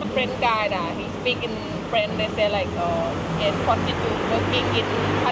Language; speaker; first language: English; non-native, learner; Thai